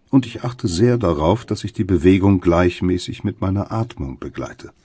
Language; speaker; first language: German; native; German